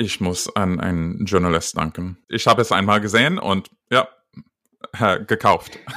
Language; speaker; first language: German; non-native, learner; English